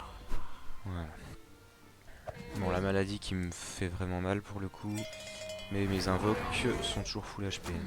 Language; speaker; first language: French; native; French